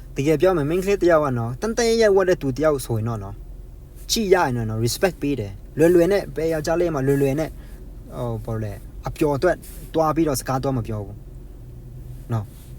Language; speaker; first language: Burmese; non-native, local second language; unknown